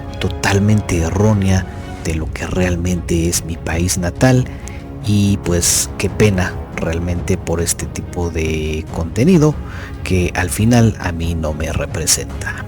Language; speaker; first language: Spanish; native; Spanish